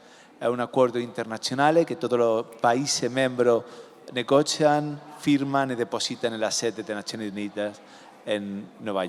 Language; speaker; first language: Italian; non-native, learner; Spanish